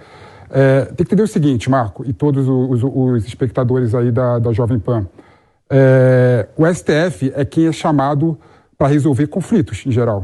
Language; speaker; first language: Portuguese; native; Portuguese